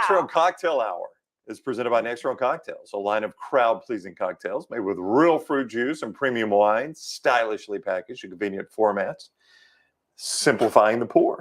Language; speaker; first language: English; native; English